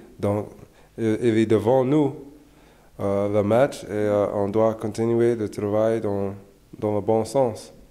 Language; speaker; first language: French; non-native, learner; English